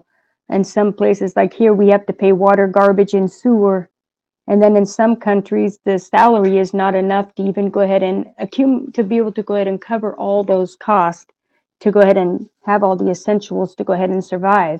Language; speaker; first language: English; native; English